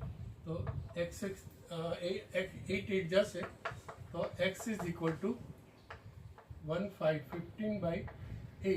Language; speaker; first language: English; non-native, local second language; Gujarati